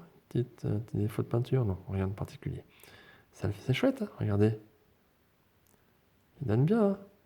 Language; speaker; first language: French; native; French